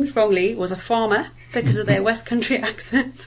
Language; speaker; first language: English; native; English